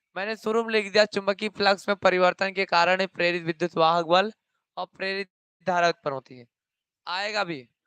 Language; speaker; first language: Hindi; native; Hindi